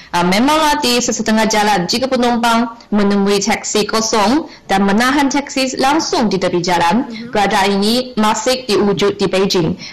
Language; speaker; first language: Malay; non-native, learner; Chinese